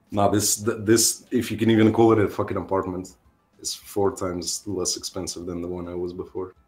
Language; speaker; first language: English; non-native, fluent; Russian